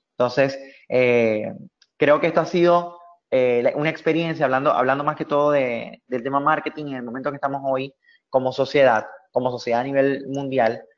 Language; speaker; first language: Spanish; native; Spanish